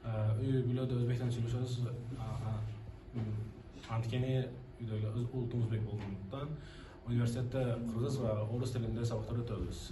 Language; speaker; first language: Kyrgyz; non-native, local second language; Uzbek